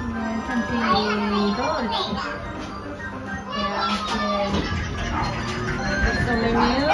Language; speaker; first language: Italian; non-native, learner; Japanese